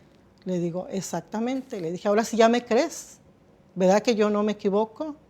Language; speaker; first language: Spanish; native; Spanish